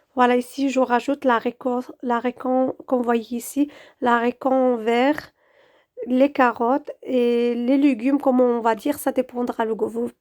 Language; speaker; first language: French; non-native, local second language; Arabic